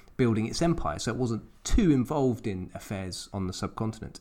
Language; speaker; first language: English; native; English